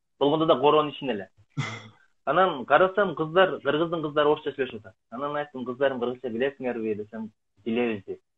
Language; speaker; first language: Kyrgyz; native; Kyrgyz